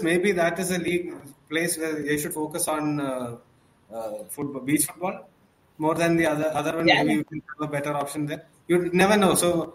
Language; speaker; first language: English; non-native, local second language; Malayalam